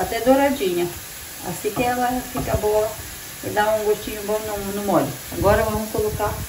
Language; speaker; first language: Portuguese; non-native, fluent; Ukrainian